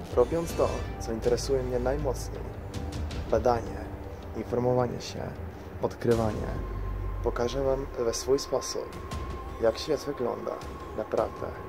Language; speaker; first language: Polish; non-native, fluent; Croatian